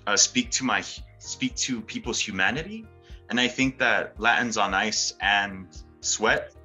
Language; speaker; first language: English; early bilingual, other home language; Spanish